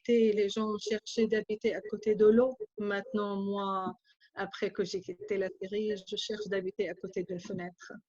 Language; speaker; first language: French; non-native, fluent; Arabic